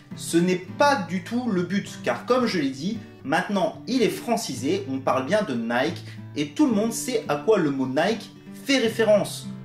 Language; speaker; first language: French; native; French